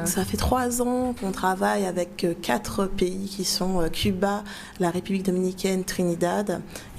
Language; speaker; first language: French; native; French